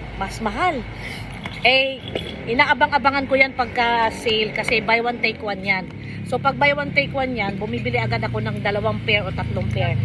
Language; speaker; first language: Filipino; native; Filipino